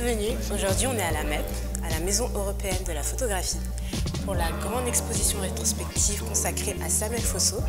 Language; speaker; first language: French; native; French